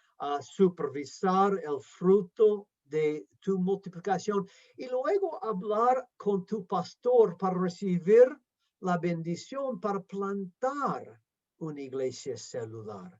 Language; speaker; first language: Spanish; non-native, fluent; English